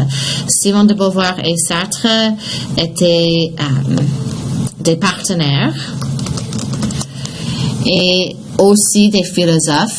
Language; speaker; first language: French; non-native, fluent; English